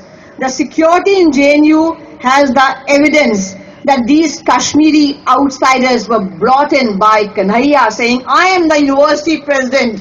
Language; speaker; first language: English; non-native, local second language; Hindi